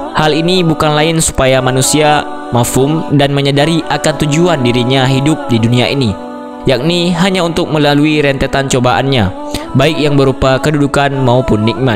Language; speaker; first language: Indonesian; native; Indonesian